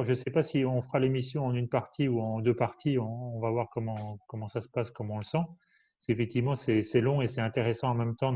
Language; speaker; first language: French; native; French